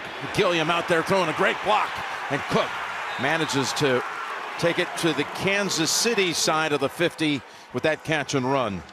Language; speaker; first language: English; native; English